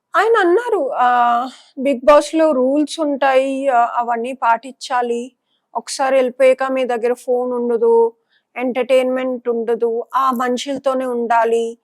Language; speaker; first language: Telugu; non-native, local second language; Punjabi